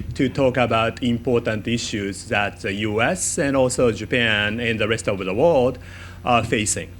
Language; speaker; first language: English; non-native, fluent; Japanese